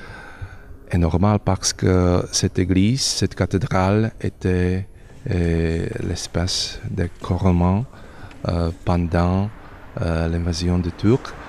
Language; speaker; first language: French; non-native, learner; Slovak